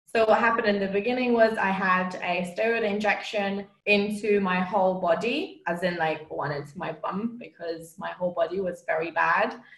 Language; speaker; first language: English; non-native, fluent; Romanian